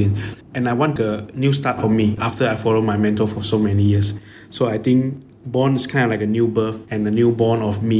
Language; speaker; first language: English; non-native, local second language; Chinese